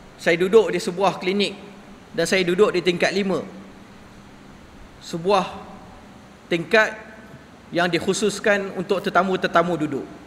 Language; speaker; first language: Malay; native; Malay